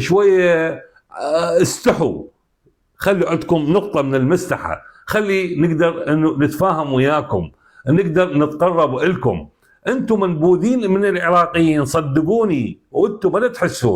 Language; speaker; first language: Arabic; native; Arabic